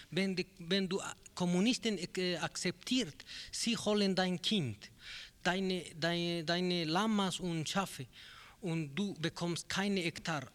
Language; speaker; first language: German; non-native, learner; Spanish